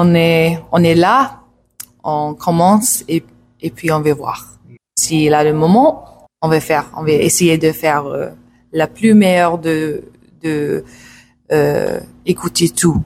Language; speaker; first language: French; non-native, learner; English